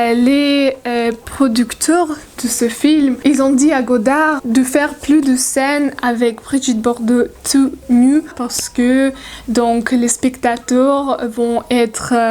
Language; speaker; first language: French; non-native, learner; Russian